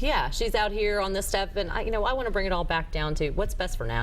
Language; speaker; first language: English; native; English